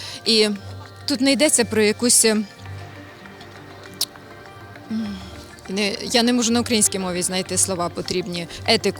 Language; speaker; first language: Ukrainian; non-native, local second language; Russian